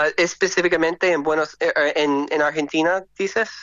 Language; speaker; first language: Spanish; non-native, learner; English